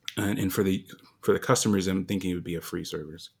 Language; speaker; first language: English; native; English